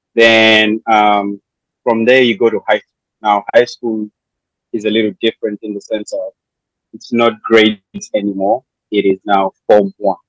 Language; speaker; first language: English; non-native, local second language; Shona